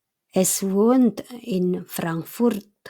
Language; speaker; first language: German; non-native, fluent; Indonesian